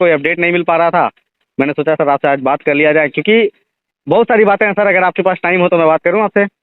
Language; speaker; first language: Hindi; native; Hindi